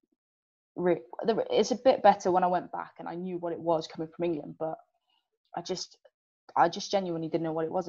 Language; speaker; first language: English; native; English